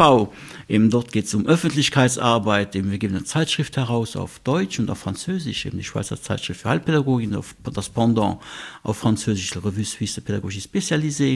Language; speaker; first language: German; non-native, local second language; Luxembourgish